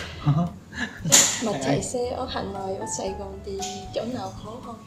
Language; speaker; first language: Vietnamese; non-native, fluent; Japanese